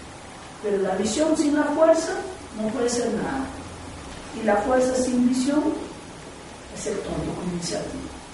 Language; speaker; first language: Spanish; non-native, fluent; Portuguese